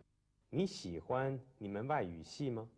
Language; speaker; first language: Chinese; non-native, learner; English